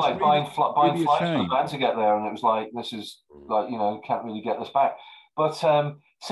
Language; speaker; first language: English; native; English